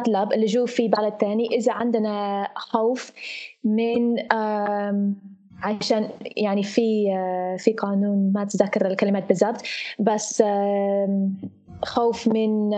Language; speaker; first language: Arabic; non-native, fluent; English